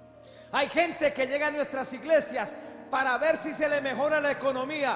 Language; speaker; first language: Spanish; native; Spanish